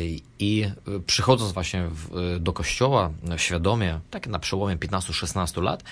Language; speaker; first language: Polish; non-native, fluent; Russian